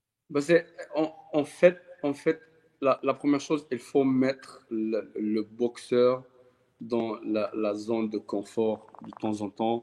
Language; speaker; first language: French; non-native, local second language; Arabic